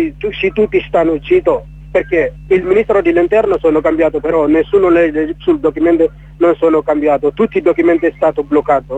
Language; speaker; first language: Italian; non-native, learner; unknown